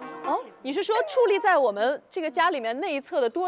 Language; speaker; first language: Chinese; native; Chinese